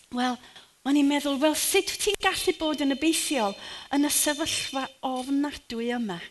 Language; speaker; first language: Welsh; native; Welsh